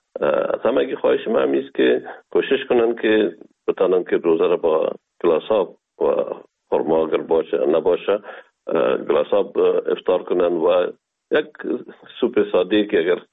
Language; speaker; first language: Persian; native; Persian